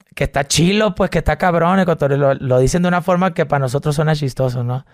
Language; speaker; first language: Spanish; native; Spanish